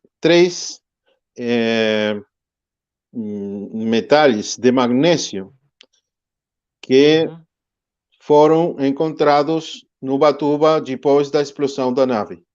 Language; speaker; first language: Portuguese; non-native, fluent; Spanish